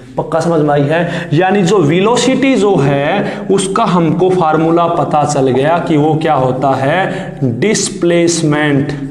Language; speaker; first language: Hindi; native; Hindi